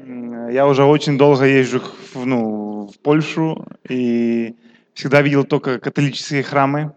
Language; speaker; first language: Russian; non-native, local second language; Ukrainian